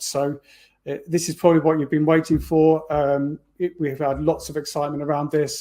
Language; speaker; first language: English; native; English